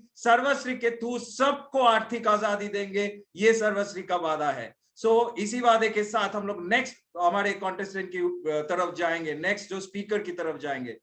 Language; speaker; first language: Hindi; non-native, local second language; Bangla